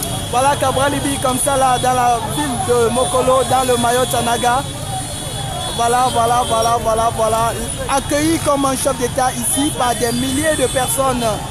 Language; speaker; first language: French; native; French